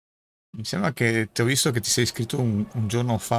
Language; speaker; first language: Italian; native; Italian